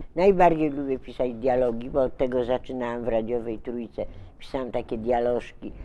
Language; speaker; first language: Polish; native; Polish